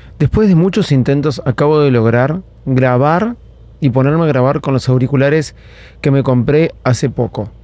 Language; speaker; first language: Spanish; native; Spanish